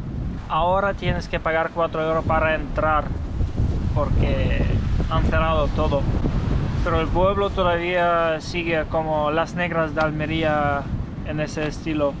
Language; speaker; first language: Spanish; non-native, fluent; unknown